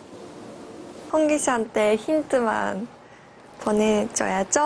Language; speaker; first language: Korean; non-native, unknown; Japanese